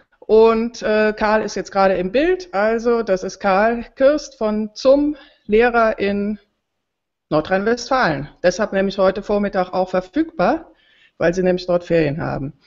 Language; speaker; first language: German; native; German